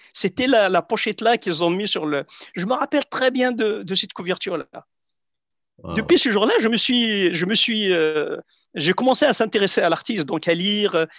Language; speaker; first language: French; non-native, local second language; Central Atlas Tamazight